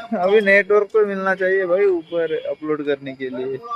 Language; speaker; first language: Hindi; non-native, local second language; Marathi